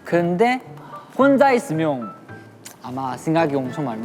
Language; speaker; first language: Korean; non-native, learner; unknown